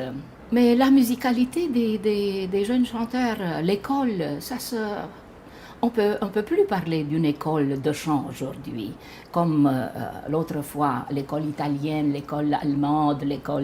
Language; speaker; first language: French; non-native, fluent; Romanian